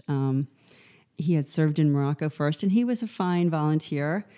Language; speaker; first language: English; native; English